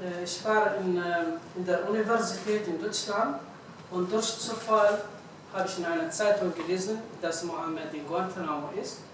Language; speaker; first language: German; non-native, fluent; Arabic